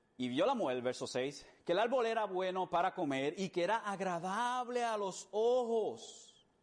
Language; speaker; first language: Spanish; early bilingual, heritage; Spanish